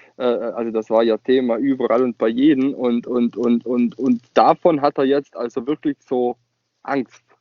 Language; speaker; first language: German; non-native, local second language; Ladin